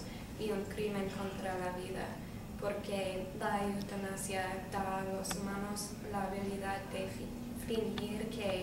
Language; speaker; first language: Spanish; non-native, learner; English